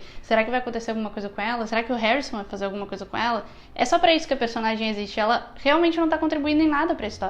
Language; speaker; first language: Portuguese; native; Portuguese